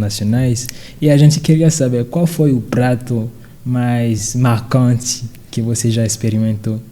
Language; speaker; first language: Portuguese; non-native, fluent; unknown